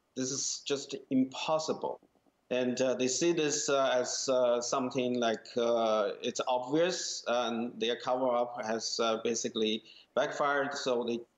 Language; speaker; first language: English; non-native, fluent; Chinese